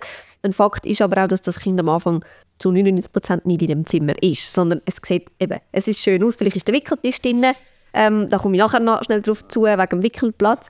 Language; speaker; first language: German; native; German